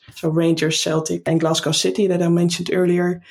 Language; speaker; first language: English; non-native, fluent; Dutch